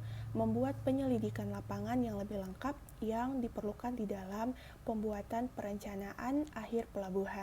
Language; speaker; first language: Indonesian; native; Indonesian